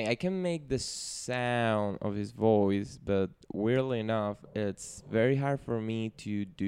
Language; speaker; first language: English; non-native, fluent; Spanish